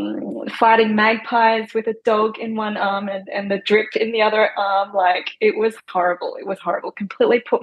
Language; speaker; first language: English; non-native, local second language; Cantonese